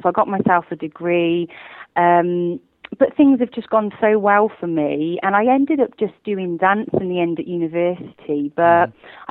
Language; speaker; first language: English; native; English